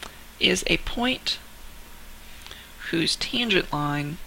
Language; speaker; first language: English; native; English